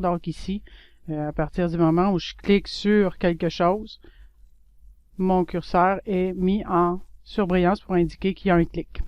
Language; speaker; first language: French; native; French